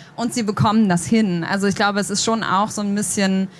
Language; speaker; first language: German; native; German